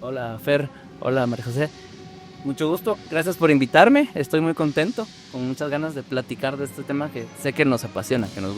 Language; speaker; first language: Spanish; native; Spanish